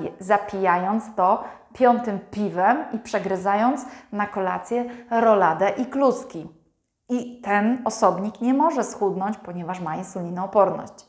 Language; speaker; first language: Polish; native; Polish